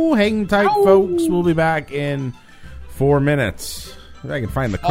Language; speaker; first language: English; native; English